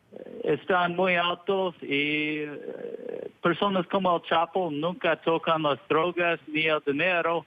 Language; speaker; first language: Spanish; early bilingual, heritage; Spanish